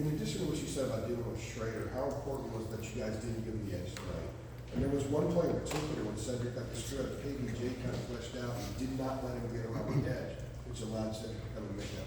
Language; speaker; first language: English; native; English